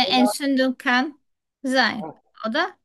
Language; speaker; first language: German; non-native, learner; Turkish